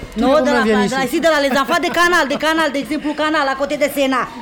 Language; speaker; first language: French; non-native, learner; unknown